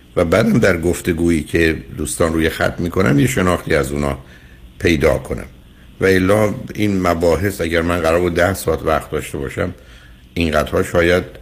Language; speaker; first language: Persian; native; Persian